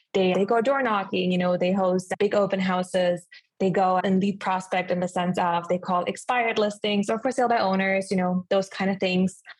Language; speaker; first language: English; non-native, fluent; German